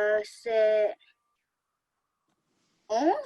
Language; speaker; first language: French; non-native, learner; Chinese